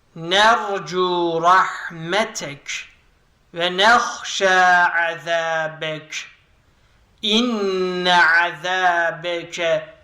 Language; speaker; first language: Arabic; non-native, fluent; Turkish